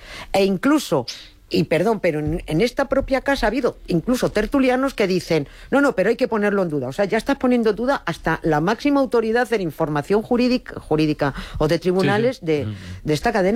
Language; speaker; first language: Spanish; native; Spanish